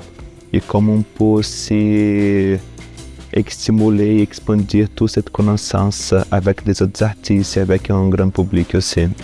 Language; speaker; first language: French; non-native, fluent; Portuguese